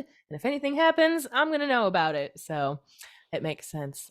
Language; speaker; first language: English; native; English